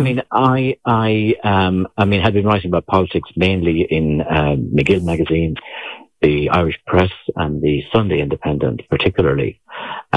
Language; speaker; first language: English; native; English